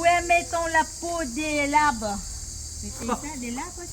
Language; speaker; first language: French; non-native, learner; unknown